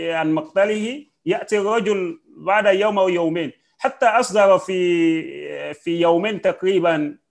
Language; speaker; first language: Arabic; non-native, fluent; Yoruba